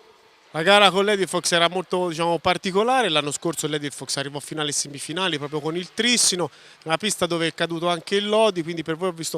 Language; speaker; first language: Italian; native; Italian